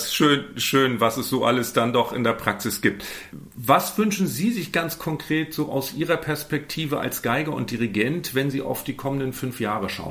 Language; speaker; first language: German; native; German